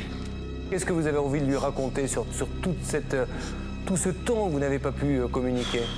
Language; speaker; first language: French; native; French